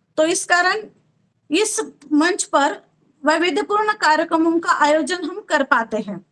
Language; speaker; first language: Hindi; non-native, local second language; Marathi